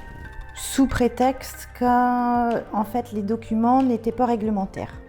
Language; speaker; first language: French; native; French